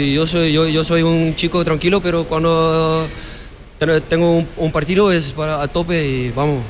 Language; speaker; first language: Spanish; non-native, learner; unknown